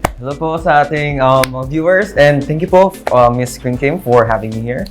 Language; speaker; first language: Filipino; early bilingual, heritage; Filipino